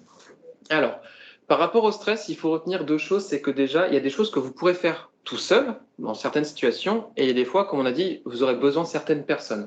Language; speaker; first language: French; native; French